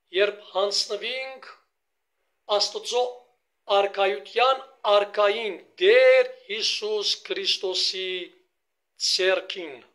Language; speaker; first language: Armenian; early bilingual, heritage; Armenian